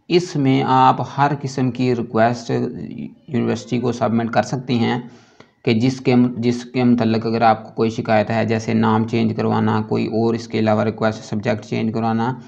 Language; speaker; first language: Urdu; non-native, local second language; Punjabi